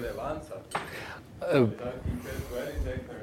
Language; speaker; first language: German; non-native, fluent; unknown